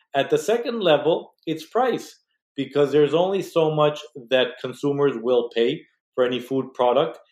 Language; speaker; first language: English; non-native, fluent; Spanish